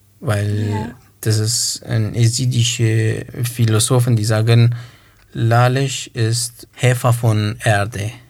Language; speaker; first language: German; non-native, learner; Kurdish